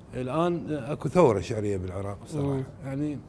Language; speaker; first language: Arabic; native; Arabic